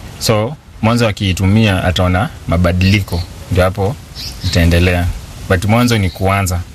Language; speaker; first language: Swahili; native; Swahili